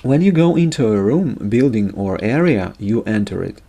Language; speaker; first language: English; non-native, fluent; Russian